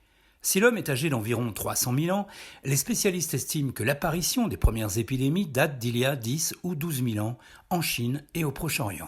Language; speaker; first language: French; native; French